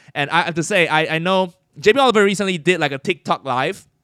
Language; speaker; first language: English; non-native, local second language; Cantonese